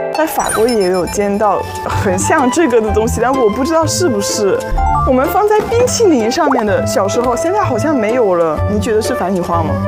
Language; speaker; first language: Chinese; non-native, fluent; French